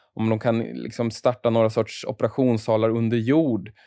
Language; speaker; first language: Swedish; native; Swedish